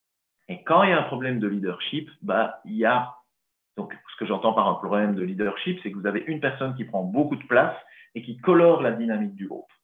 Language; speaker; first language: French; native; French